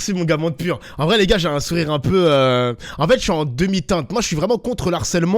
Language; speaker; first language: French; native; French